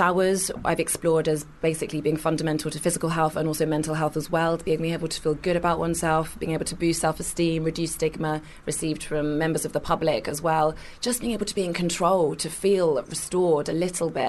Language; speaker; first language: English; native; English